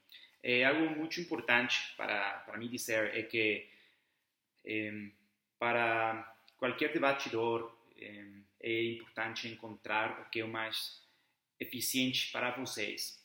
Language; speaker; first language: Portuguese; non-native, fluent; Spanish